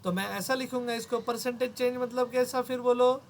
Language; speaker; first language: Hindi; non-native, local second language; Marathi